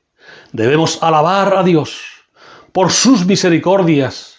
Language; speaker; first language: Spanish; native; Spanish